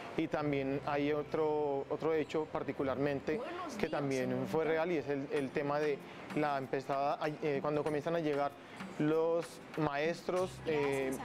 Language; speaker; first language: Spanish; non-native, local second language; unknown